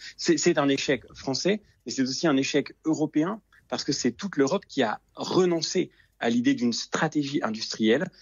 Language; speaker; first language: French; native; French